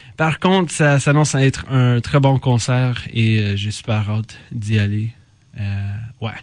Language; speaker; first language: French; native; French